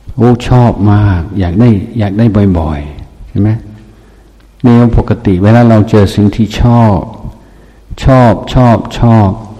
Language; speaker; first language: Thai; non-native, fluent; English